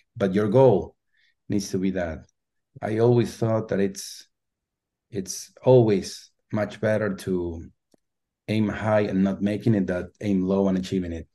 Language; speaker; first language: English; non-native, fluent; Spanish